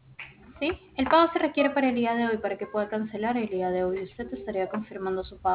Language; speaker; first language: Spanish; native; Spanish